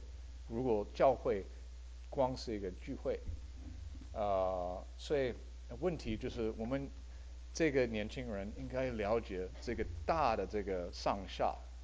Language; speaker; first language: Chinese; early bilingual, heritage; Chinese